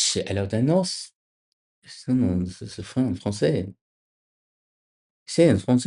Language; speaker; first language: French; non-native, learner; English